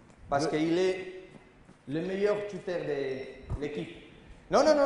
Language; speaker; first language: French; non-native, learner; Spanish